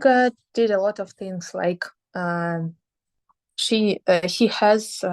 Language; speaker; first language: English; non-native, learner; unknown